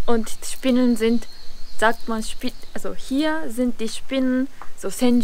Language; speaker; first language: German; non-native, fluent; Japanese